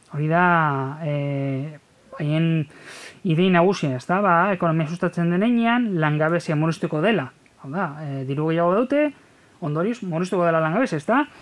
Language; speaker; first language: Basque; native; Basque